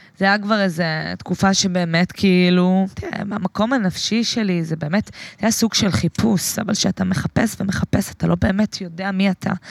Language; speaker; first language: Hebrew; native; Hebrew